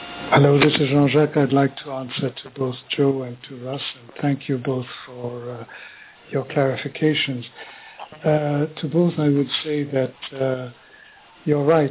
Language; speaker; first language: English; non-native, fluent; French